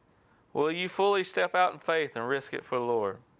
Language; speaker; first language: English; native; English